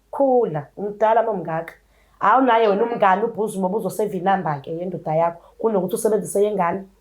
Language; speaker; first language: Zulu; native; Zulu